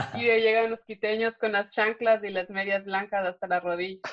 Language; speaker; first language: Spanish; native; Spanish